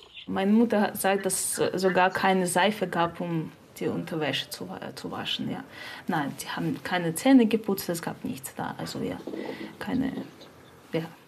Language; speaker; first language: German; non-native, fluent; Russian